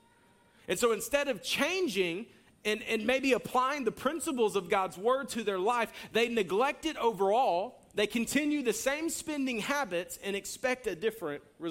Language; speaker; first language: English; native; English